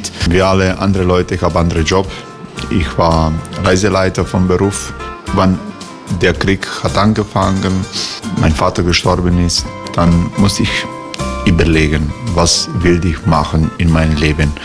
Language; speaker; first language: German; non-native, fluent; Croatian